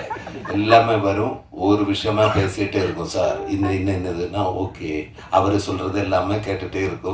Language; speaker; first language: Tamil; non-native, learner; Malayalam